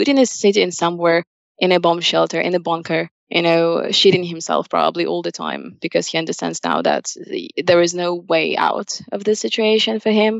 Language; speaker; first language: English; non-native, fluent; Russian